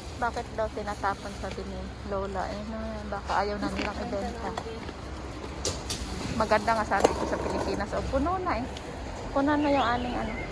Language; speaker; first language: Filipino; native; Filipino